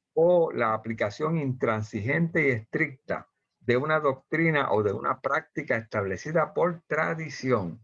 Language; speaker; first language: Spanish; native; Spanish